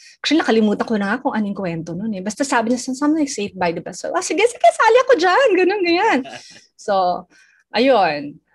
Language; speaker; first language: Filipino; native; Filipino